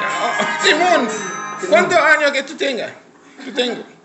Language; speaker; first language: Spanish; non-native, learner; Haitian Creole